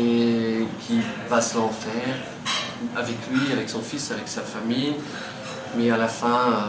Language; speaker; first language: French; non-native, fluent; Dutch